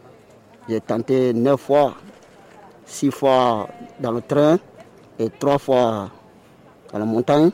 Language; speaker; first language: French; non-native, learner; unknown